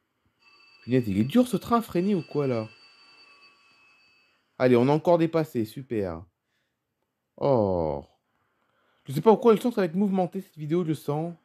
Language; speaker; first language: French; native; French